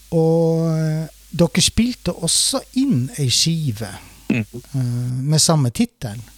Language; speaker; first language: Norwegian; native; Norwegian